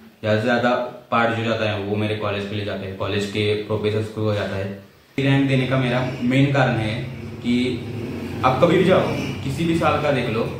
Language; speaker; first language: Hindi; non-native, local second language; Marathi